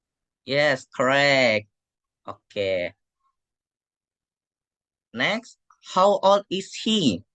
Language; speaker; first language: English; non-native, fluent; Indonesian